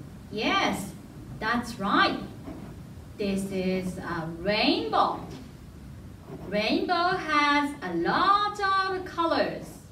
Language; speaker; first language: English; non-native, fluent; Japanese